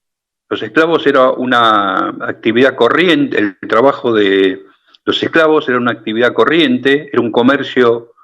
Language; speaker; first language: Spanish; native; Spanish